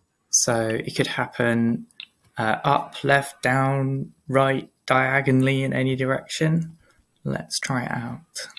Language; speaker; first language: English; native; English